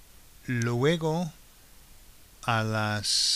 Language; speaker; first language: Spanish; non-native, fluent; English